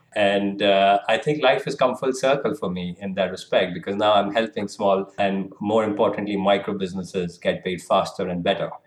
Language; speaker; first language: English; non-native, local second language; Hindi